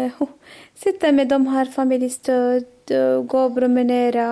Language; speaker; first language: Swedish; non-native, learner; Arabic